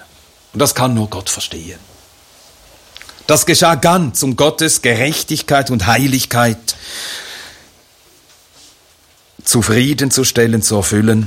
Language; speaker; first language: German; native; German